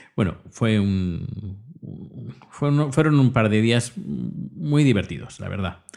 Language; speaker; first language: Spanish; native; Spanish